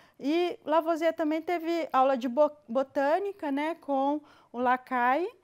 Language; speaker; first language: Portuguese; native; Portuguese